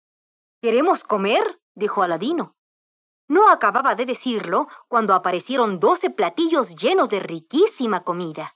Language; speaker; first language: Spanish; native; Spanish